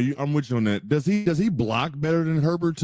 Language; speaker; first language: English; native; English